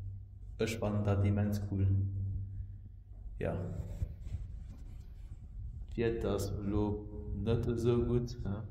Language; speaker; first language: German; non-native, local second language; Luxembourgish